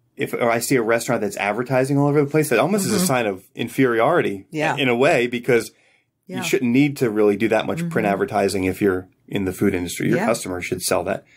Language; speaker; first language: English; native; English